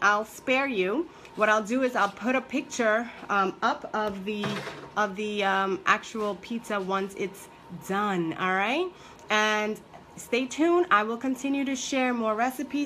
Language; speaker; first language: English; early bilingual, other home language; Spanish